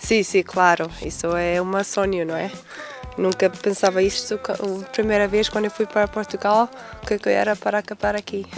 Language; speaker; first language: Portuguese; non-native, learner; Swedish